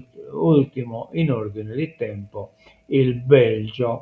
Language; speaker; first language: Italian; non-native, local second language; Sardinian